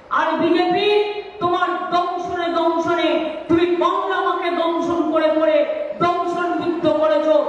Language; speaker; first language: Bangla; native; Bangla